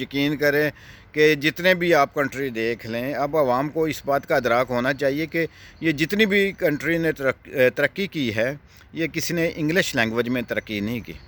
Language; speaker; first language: Urdu; non-native, local second language; Punjabi